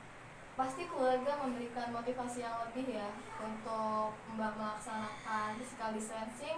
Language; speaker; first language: Indonesian; native; Indonesian